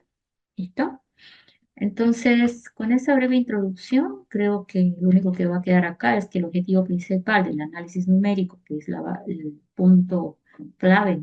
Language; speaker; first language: Spanish; native; Spanish